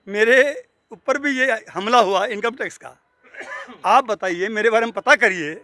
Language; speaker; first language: Hindi; native; Hindi